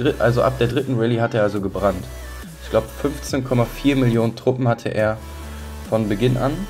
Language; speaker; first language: German; native; German